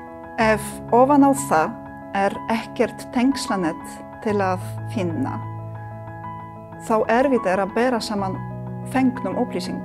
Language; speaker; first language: Icelandic; non-native, fluent; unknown